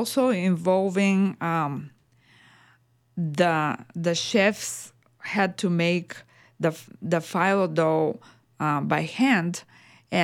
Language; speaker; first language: English; non-native, fluent; Bulgarian